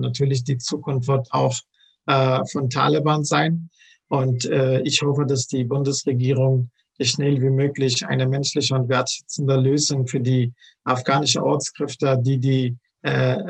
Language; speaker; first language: German; non-native, fluent; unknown